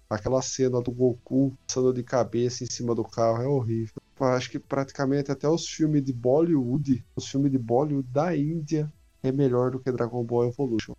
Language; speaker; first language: Portuguese; native; Portuguese